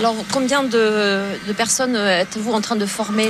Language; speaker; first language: French; native; French